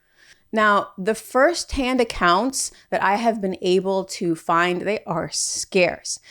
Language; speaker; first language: English; native; English